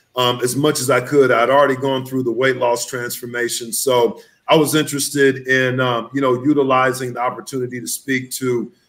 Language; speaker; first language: English; native; English